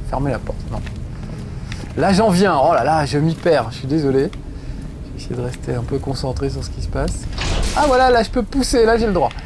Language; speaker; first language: French; native; French